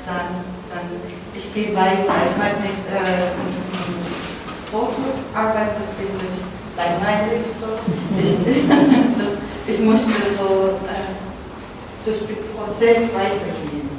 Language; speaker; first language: German; non-native, learner; Persian